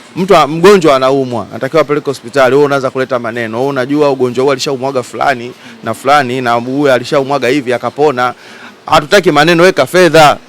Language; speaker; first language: Swahili; native; Swahili